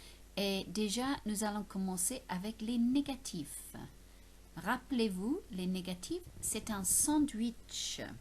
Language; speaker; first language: French; non-native, fluent; English